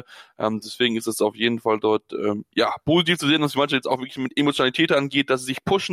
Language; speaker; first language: German; native; German